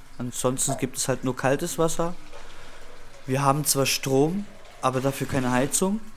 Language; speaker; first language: German; early bilingual, other home language; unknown